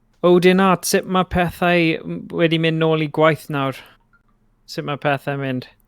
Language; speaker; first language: Welsh; native; Welsh